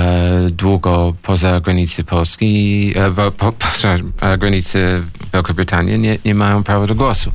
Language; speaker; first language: Polish; non-native, learner; English